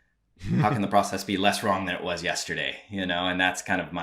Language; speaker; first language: English; native; English